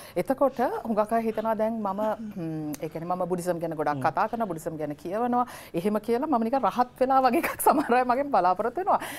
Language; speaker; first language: Sinhala; native; Sinhala